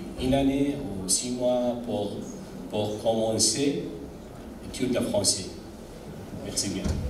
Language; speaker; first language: French; non-native, learner; Arabic